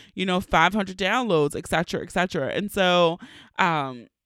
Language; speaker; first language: English; native; English